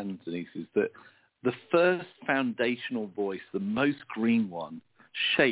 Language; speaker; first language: English; native; English